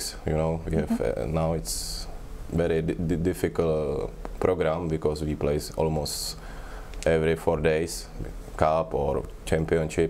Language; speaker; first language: English; non-native, learner; Czech